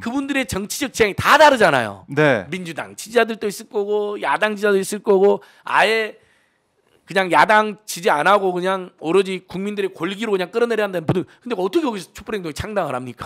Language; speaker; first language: Korean; native; Korean